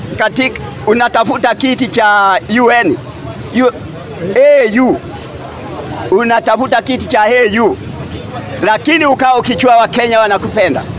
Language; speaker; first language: Swahili; non-native, local second language; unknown